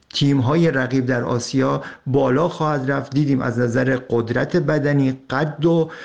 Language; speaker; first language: Persian; native; Persian